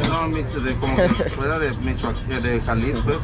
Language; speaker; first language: Spanish; native; Spanish